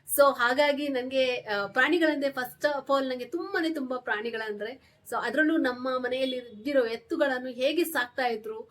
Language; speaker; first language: Kannada; non-native, local second language; Tulu